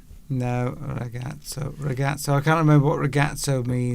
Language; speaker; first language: Italian; non-native, learner; English